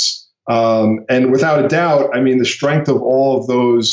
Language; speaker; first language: English; native; English